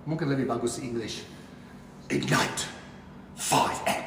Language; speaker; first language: Indonesian; non-native, fluent; English